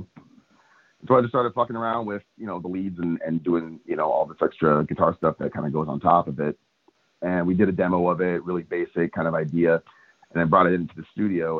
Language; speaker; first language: English; native; English